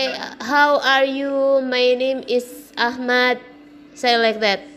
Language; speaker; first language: English; non-native, learner; Indonesian